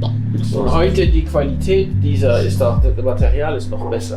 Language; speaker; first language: German; non-native, fluent; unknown